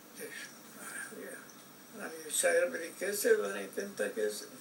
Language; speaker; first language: Hebrew; non-native, fluent; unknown